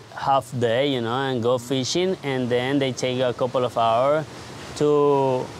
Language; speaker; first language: English; non-native, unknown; Spanish